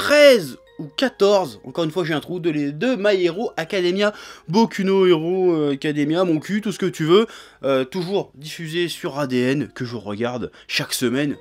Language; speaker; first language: French; native; French